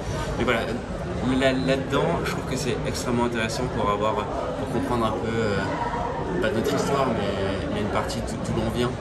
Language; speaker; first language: French; native; French